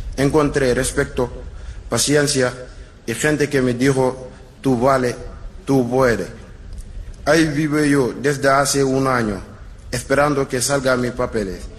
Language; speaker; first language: Spanish; non-native, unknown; Wolof